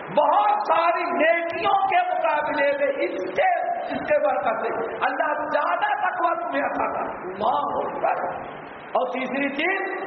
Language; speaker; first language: Urdu; native; Urdu